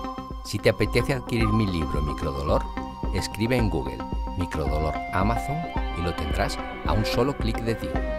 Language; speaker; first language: Spanish; native; Spanish